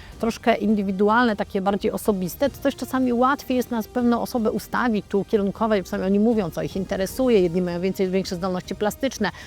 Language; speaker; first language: Polish; native; Polish